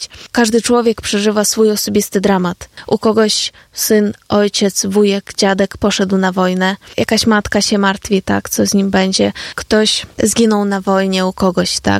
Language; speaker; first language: Polish; non-native, fluent; Ukrainian